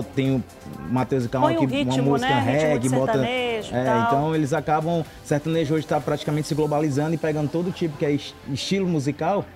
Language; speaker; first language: Portuguese; native; Portuguese